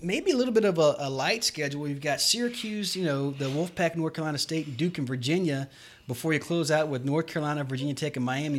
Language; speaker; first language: English; native; English